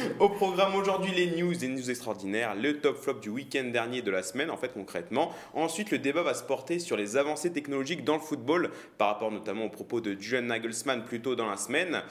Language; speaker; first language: French; native; French